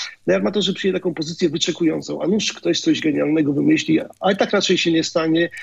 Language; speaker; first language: Polish; native; Polish